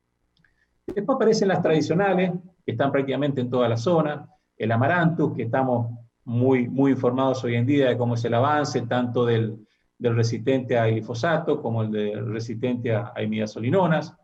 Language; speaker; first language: Spanish; native; Spanish